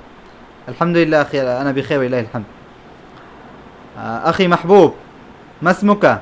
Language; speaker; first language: Arabic; non-native, fluent; Bangla